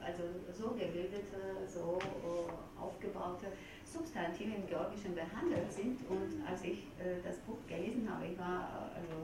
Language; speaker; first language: German; non-native, fluent; Georgian